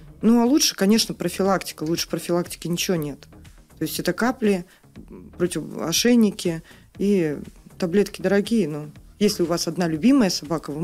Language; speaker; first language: Russian; native; Russian